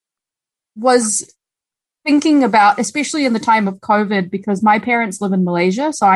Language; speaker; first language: English; native; English